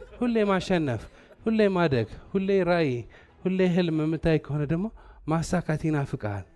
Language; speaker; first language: Amharic; non-native, local second language; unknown